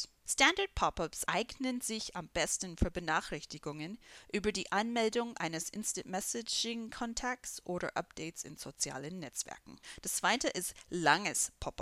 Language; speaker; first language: German; non-native, fluent; English